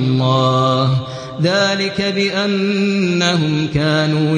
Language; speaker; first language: Arabic; native; Arabic